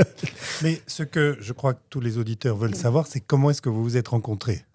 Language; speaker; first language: French; native; French